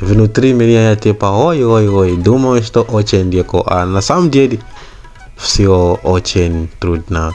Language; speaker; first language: Russian; non-native, learner; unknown